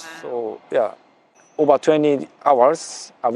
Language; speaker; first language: English; non-native, fluent; Japanese